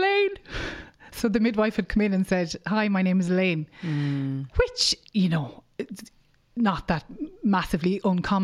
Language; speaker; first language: English; native; English